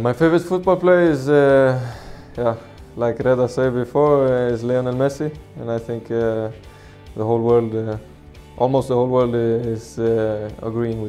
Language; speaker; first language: English; non-native, fluent; Swedish